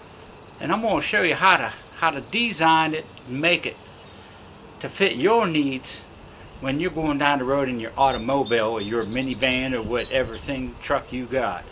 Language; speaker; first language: English; native; English